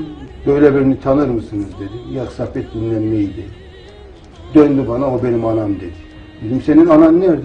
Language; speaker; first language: Turkish; native; Turkish